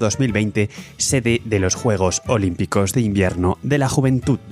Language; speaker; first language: Spanish; native; Spanish